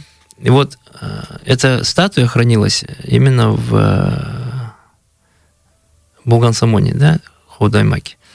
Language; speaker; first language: Russian; native; Russian